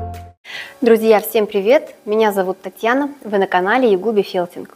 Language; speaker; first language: Russian; native; Russian